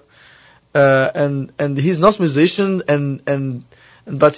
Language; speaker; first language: English; non-native, learner; Arabic